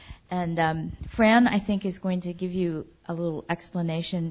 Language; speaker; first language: English; early bilingual, other home language; Japanese